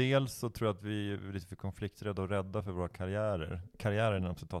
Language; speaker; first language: Swedish; native; Swedish